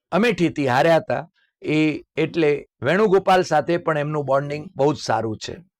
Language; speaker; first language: Gujarati; native; Gujarati